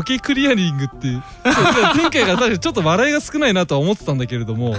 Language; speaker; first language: Japanese; native; Japanese